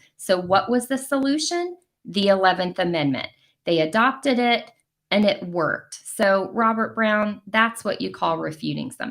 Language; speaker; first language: English; native; English